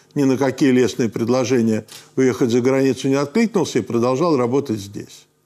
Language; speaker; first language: Russian; native; Russian